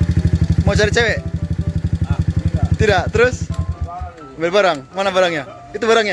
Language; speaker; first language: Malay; non-native, local second language; Javanese